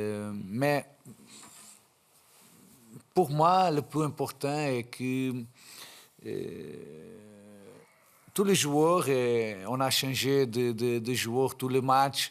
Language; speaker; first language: French; non-native, fluent; Portuguese